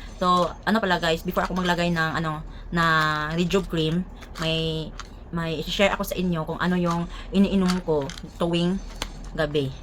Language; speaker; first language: Filipino; non-native, local second language; Cebuano